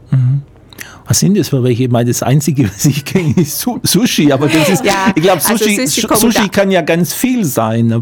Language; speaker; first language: German; native; German